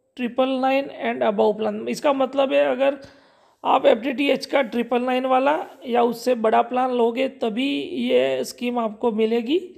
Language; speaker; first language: Hindi; non-native, local second language; Gujarati